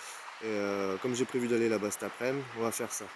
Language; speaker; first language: French; native; French